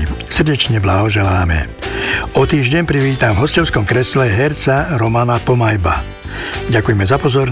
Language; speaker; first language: Slovak; native; Slovak